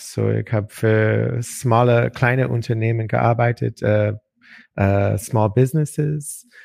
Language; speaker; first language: German; non-native, learner; English